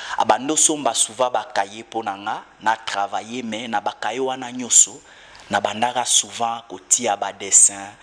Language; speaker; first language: Lingala; non-native, local second language; Swahili